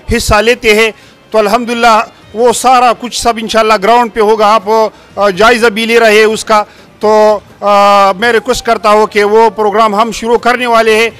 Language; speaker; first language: Urdu; non-native, local second language; Pashto